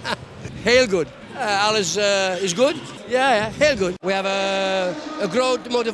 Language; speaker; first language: Dutch; non-native, learner; English